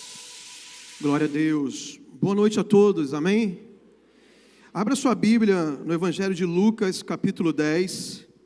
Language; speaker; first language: Portuguese; native; Portuguese